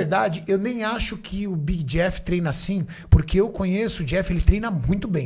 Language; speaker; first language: Portuguese; native; Portuguese